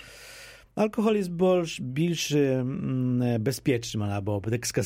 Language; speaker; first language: Polish; non-native, local second language; Ukrainian